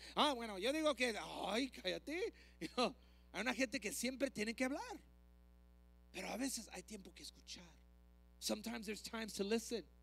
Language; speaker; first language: Spanish; early bilingual, heritage; Spanish